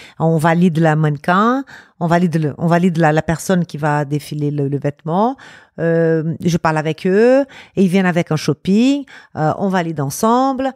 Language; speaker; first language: French; non-native, fluent; Portuguese